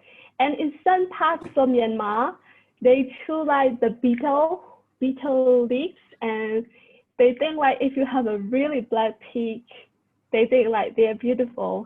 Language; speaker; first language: English; non-native, fluent; Burmese